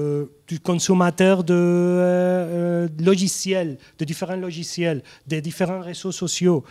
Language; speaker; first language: French; non-native, fluent; Spanish